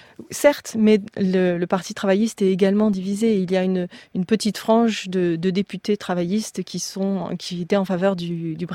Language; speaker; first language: French; native; French